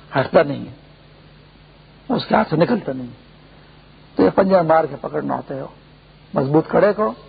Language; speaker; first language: Urdu; non-native, local second language; Pashto